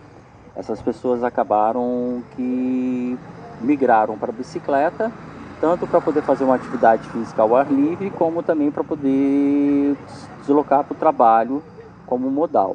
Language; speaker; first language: Portuguese; native; Portuguese